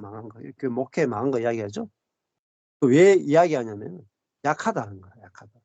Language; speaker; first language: Korean; native; Korean